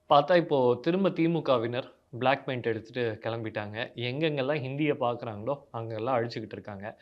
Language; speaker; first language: Tamil; native; Tamil